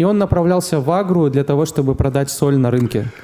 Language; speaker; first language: Russian; native; Russian